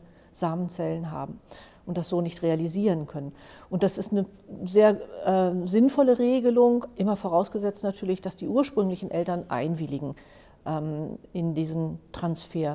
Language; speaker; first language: German; native; German